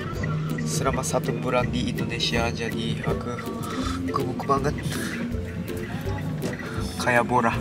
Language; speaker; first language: Indonesian; non-native, learner; Japanese